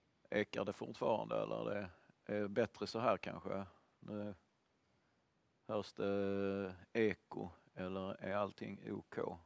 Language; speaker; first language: Swedish; native; Swedish